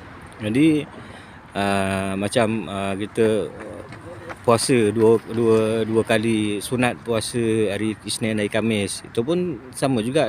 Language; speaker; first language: Malay; native; Malay